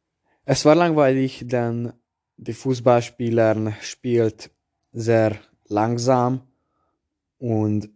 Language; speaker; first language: German; non-native, learner; Hungarian